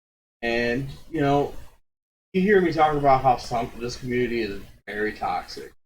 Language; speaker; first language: English; native; English